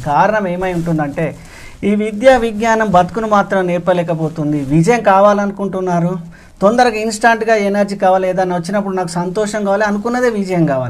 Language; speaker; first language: Telugu; native; Telugu